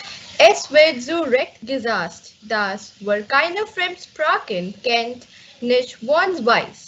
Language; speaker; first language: German; non-native, learner; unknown